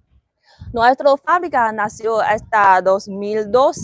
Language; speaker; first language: Spanish; non-native, learner; Chinese